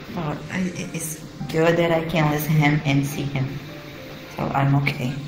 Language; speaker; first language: English; non-native, fluent; Portuguese